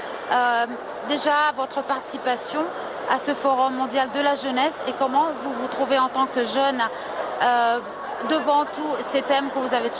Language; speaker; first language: French; non-native, fluent; Arabic